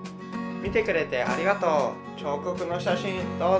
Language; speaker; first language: Japanese; non-native, learner; English